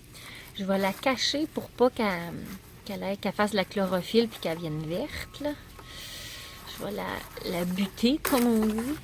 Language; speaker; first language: French; native; French